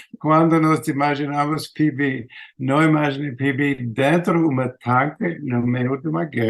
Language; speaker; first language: Portuguese; non-native, learner; English